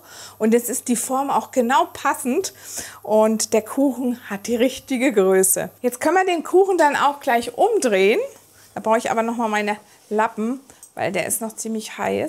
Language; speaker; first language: German; native; German